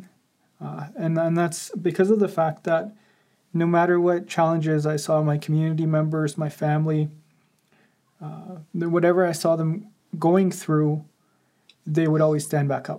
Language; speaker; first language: English; non-native, fluent; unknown